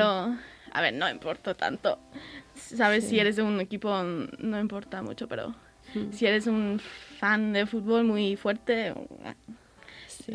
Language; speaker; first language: Spanish; early bilingual, heritage; English